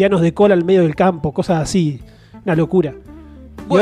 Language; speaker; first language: Spanish; native; Spanish